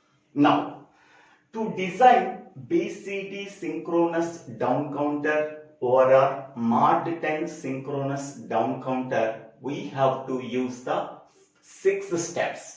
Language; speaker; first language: English; non-native, local second language; Telugu